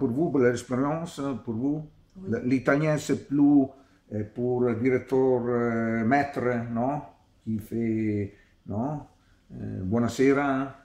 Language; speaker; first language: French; non-native, learner; Italian